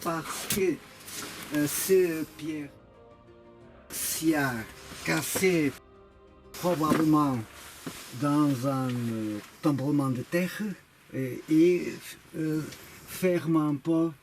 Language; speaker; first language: French; non-native, learner; Portuguese